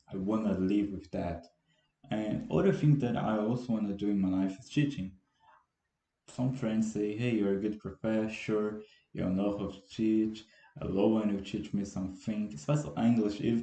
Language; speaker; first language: English; non-native, fluent; Portuguese